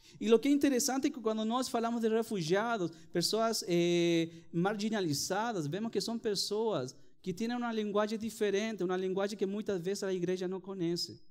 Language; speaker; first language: Portuguese; non-native, fluent; Spanish